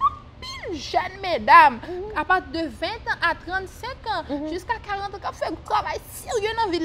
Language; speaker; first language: French; non-native, local second language; Haitian Creole